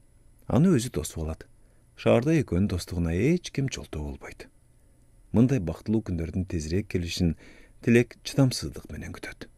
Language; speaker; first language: Kyrgyz; native; Kyrgyz